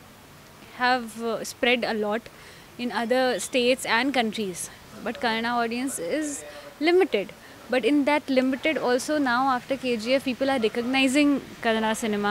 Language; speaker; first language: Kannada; non-native, fluent; Hindi